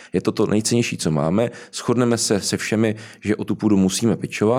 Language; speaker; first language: Czech; native; Czech